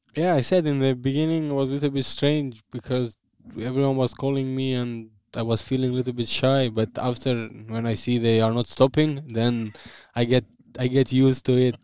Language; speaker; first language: English; non-native, fluent; Albanian